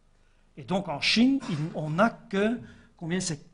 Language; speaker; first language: French; native; French